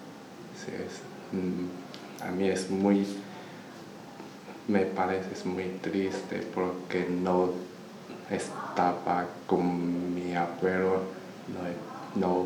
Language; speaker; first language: Spanish; non-native, learner; Chinese